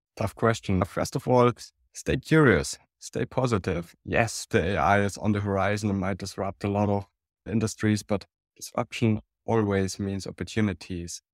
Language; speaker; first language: English; non-native, fluent; German